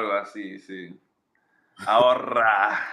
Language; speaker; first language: Spanish; non-native, learner; English